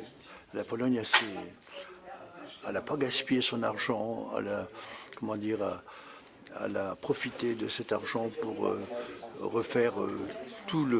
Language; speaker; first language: French; non-native, fluent; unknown